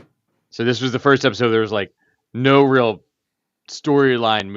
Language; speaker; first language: English; native; English